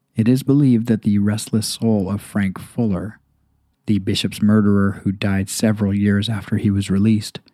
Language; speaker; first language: English; native; English